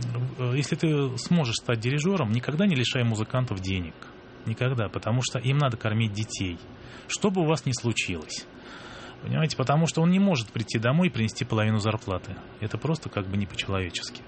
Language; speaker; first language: Russian; native; Russian